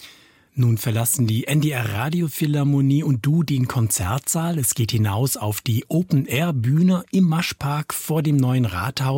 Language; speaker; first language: German; native; German